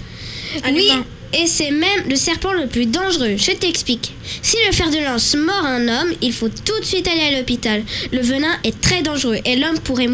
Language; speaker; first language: French; native; French